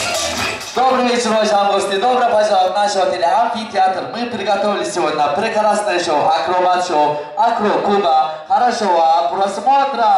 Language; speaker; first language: Russian; non-native, learner; Turkish